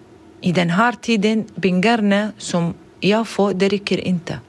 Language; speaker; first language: Swedish; non-native, learner; Arabic